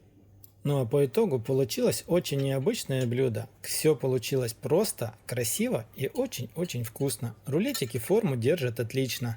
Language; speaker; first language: Russian; native; Russian